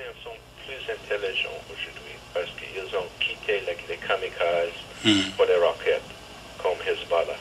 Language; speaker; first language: French; non-native, learner; English